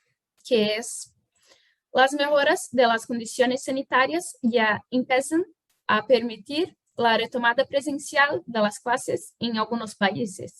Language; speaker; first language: Spanish; non-native, fluent; Portuguese